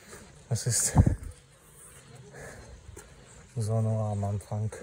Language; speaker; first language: German; non-native, fluent; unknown